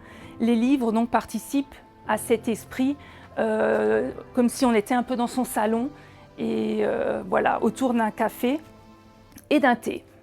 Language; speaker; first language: French; native; French